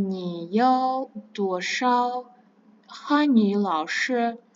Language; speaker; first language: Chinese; non-native, fluent; Kazakh